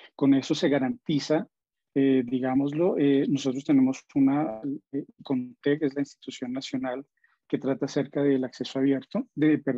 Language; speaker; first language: Spanish; native; Spanish